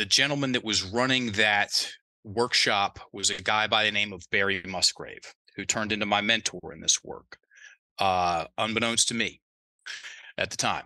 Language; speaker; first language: English; native; English